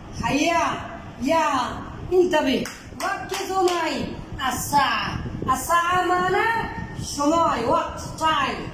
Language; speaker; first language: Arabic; non-native, fluent; Bangla